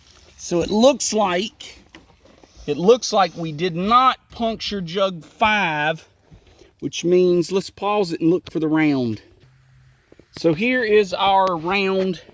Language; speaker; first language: English; native; English